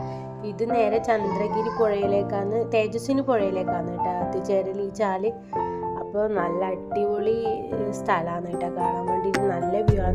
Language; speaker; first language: Malayalam; native; Malayalam